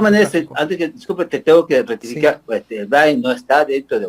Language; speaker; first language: Spanish; native; Spanish